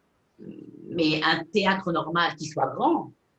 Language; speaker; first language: French; non-native, fluent; Spanish